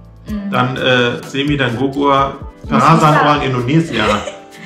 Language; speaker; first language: Indonesian; non-native, fluent; German